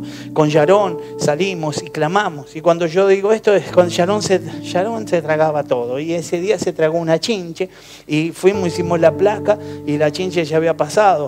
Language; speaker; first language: Spanish; native; Spanish